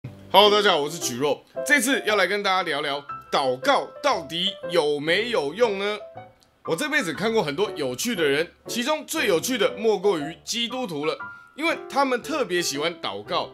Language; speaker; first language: Chinese; native; Chinese